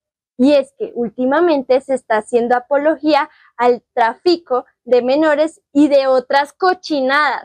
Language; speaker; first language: Spanish; native; Spanish